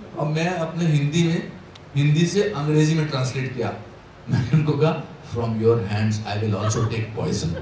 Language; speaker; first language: Hindi; native; Hindi